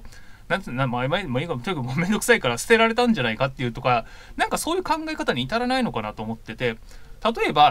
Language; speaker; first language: Japanese; native; Japanese